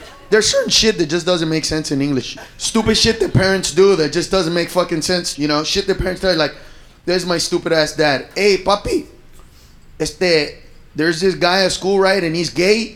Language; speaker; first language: English; early bilingual, other home language; Spanish